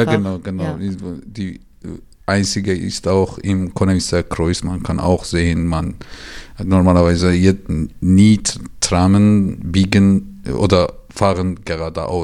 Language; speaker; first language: German; non-native, learner; Turkish